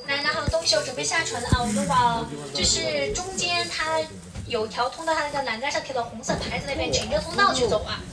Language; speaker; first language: Chinese; native; Chinese